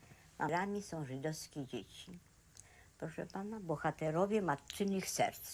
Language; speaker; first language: Polish; native; Polish